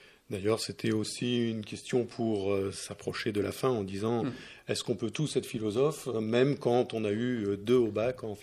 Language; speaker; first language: French; native; French